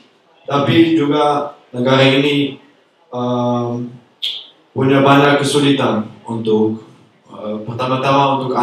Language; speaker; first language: Indonesian; non-native, learner; Dutch